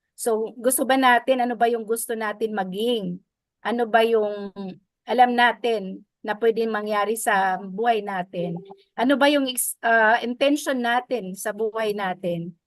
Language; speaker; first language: Filipino; non-native, local second language; Waray